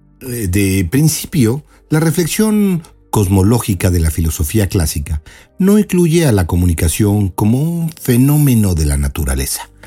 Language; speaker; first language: Spanish; native; Spanish